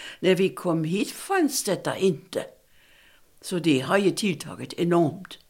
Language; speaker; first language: Swedish; non-native, fluent; German